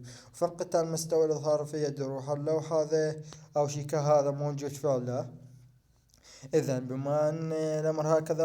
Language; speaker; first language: Arabic; native; Arabic